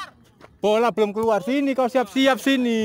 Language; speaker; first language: Indonesian; native; Indonesian